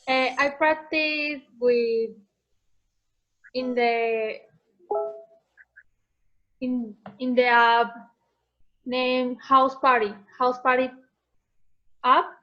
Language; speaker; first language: English; non-native, learner; Spanish